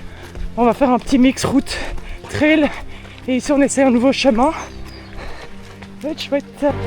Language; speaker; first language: French; native; French